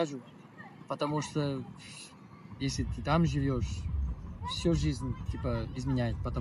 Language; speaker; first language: Russian; non-native, learner; Spanish